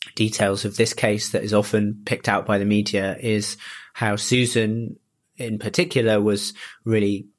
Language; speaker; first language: English; early bilingual, other home language; Japanese